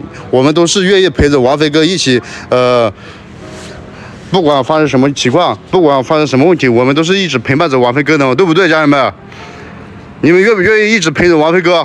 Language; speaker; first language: Chinese; native; Chinese